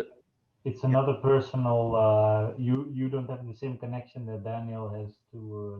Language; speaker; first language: English; non-native, local second language; Dutch